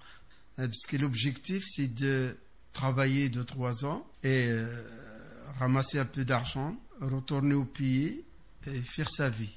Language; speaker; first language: French; non-native, fluent; Arabic